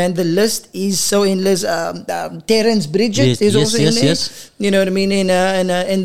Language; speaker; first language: English; non-native, local second language; Afrikaans